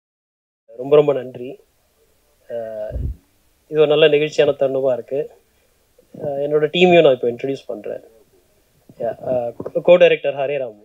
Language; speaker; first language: Tamil; native; Tamil